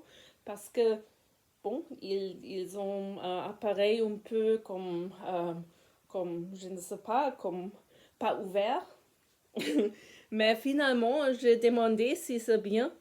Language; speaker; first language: French; non-native, fluent; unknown